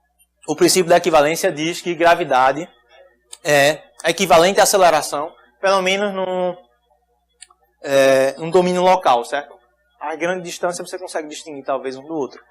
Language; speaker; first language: Portuguese; native; Portuguese